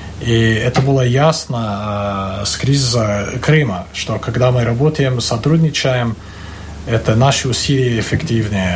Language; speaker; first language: Russian; non-native, fluent; English